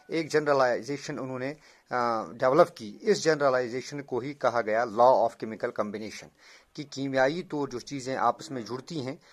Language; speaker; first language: Urdu; non-native, local second language; Kashmiri